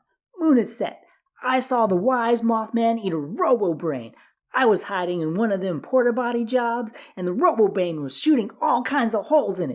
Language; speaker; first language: English; native; English